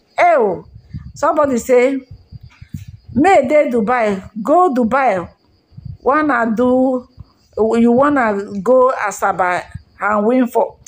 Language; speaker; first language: Nigerian Pidgin; non-native, local second language; Igbo